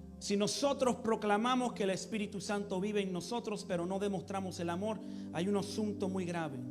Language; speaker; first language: Spanish; early bilingual, heritage; English